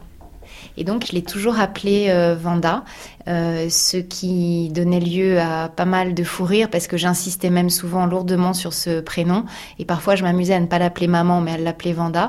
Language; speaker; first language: French; native; French